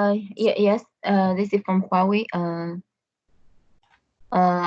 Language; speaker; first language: English; non-native, fluent; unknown